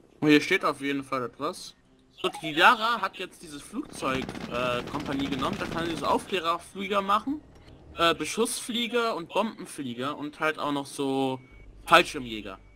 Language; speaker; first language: German; native; German